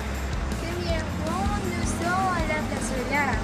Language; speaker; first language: French; non-native, learner; Spanish